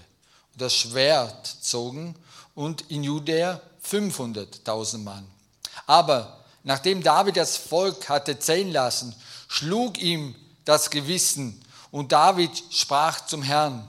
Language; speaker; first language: German; native; German